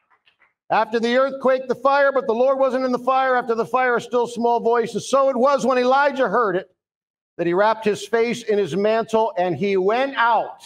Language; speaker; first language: English; native; English